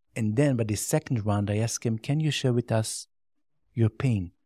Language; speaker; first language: English; non-native, learner; Yiddish